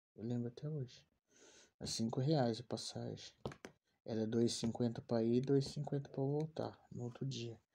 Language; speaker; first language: Portuguese; native; Portuguese